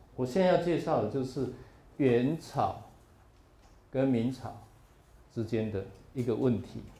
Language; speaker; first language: Chinese; non-native, local second language; Hakka Chinese